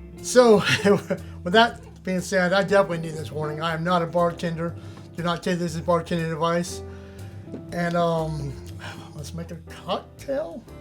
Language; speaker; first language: English; native; English